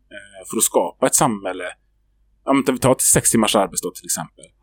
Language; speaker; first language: Swedish; native; Swedish